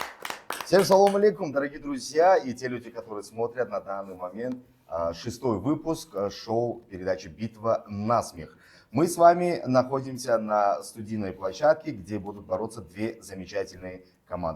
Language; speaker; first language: Russian; non-native, local second language; Tajik